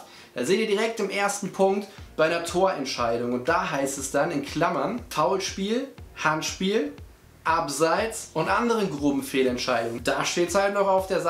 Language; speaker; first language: German; native; German